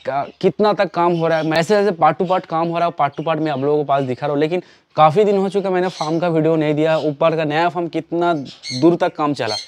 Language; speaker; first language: Hindi; non-native, local second language; Bangla